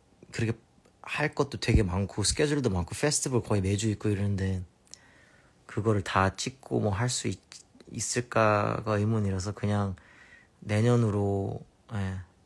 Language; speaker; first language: Korean; early bilingual, heritage; Korean